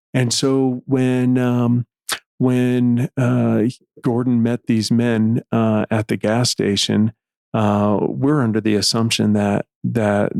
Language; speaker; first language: English; native; English